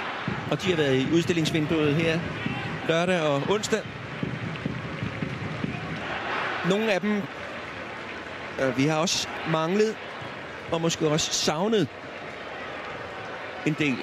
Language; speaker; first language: Danish; native; Danish